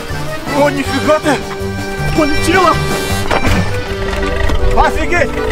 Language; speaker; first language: Russian; native; Russian